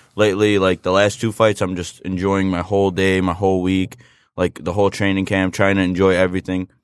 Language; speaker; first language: English; native; English